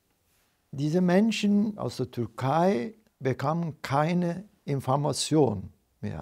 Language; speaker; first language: German; non-native, fluent; Turkish